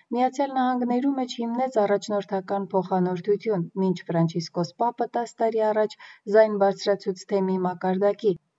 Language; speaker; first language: Armenian; native; Armenian